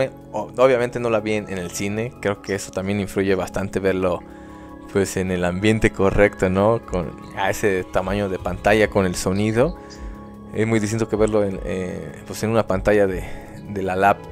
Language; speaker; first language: Spanish; native; Spanish